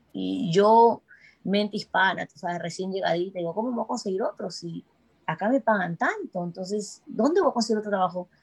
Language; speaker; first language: Spanish; native; Spanish